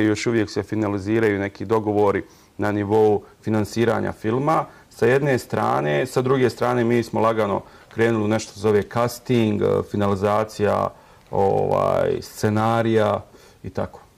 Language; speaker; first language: Serbian; native; Serbian